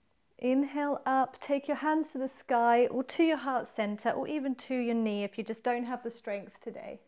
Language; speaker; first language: English; native; English